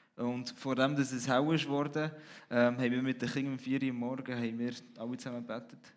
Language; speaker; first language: German; native; German